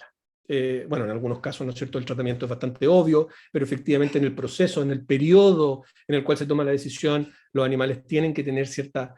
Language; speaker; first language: Spanish; native; Spanish